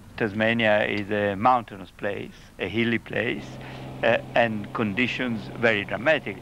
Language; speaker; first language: English; non-native, fluent; Italian